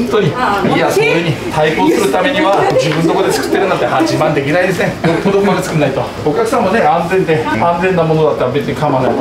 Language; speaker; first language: Japanese; native; Japanese